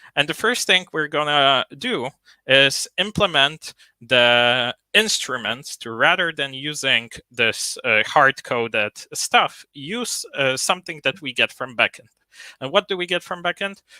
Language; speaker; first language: English; non-native, fluent; Polish